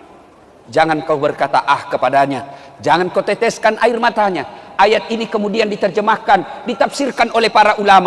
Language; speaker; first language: Indonesian; non-native, local second language; Buginese